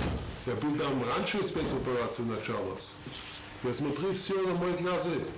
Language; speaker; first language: Russian; non-native, learner; German